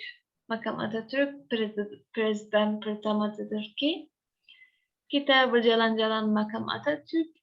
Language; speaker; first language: Indonesian; non-native, learner; Turkish